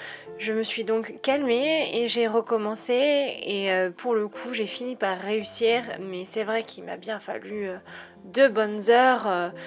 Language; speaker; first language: French; native; French